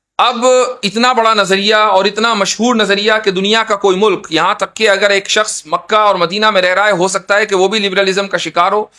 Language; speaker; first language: Urdu; native; Urdu